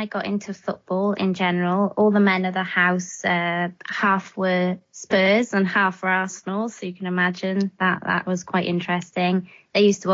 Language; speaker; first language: English; native; English